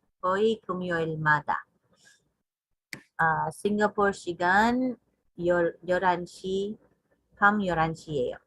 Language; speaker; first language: Korean; non-native, learner; English